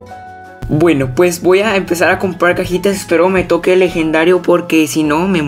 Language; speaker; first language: Spanish; native; Spanish